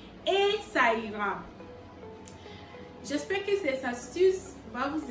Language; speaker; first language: French; non-native, fluent; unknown